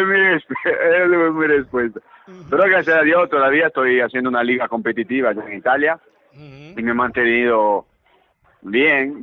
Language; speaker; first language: Spanish; early bilingual, heritage; Italian